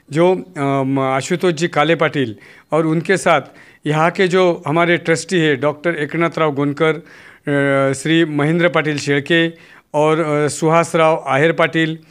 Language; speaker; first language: Hindi; non-native, local second language; Marathi